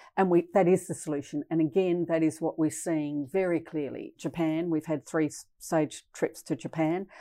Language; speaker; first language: English; native; English